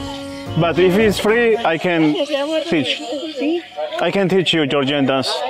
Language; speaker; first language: English; non-native, learner; Georgian